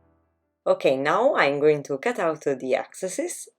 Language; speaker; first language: English; non-native, fluent; Italian